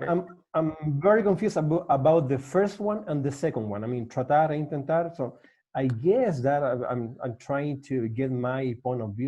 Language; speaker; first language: English; non-native, learner; Spanish